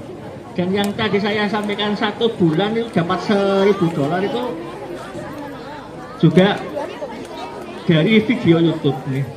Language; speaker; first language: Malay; non-native, local second language; Javanese